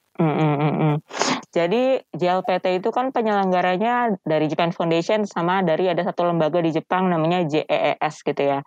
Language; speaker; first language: Indonesian; native; Indonesian